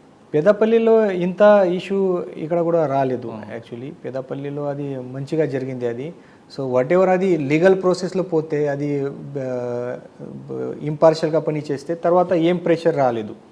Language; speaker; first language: Telugu; non-native, learner; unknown